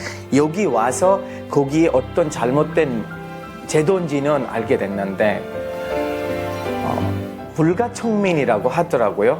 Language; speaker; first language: Korean; non-native, fluent; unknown